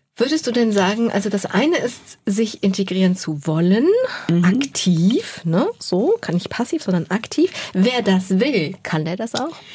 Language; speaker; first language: German; native; German